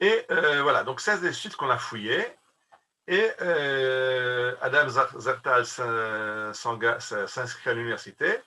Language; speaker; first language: French; native; French